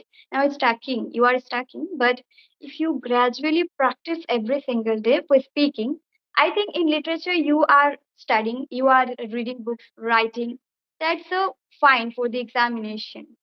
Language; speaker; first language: English; non-native, fluent; Bangla